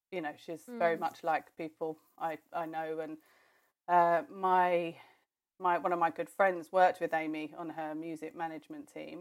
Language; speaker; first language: English; native; English